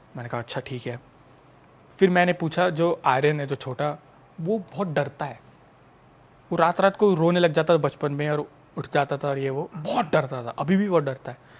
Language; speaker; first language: Hindi; native; Hindi